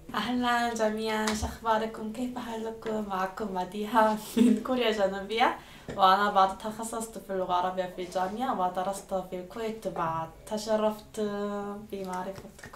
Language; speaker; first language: Arabic; non-native, fluent; Korean